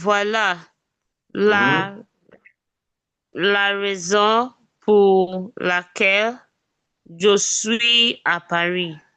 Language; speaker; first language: French; non-native, learner; English